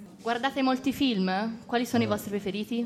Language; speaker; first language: Italian; native; Italian